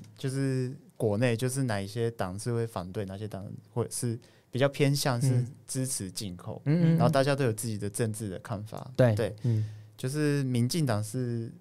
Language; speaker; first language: Chinese; non-native, fluent; Japanese